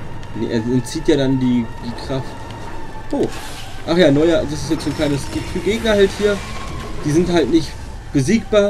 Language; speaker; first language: German; native; German